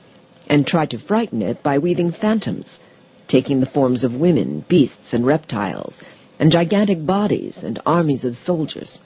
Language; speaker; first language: English; native; English